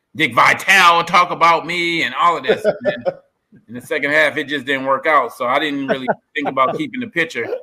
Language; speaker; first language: English; native; English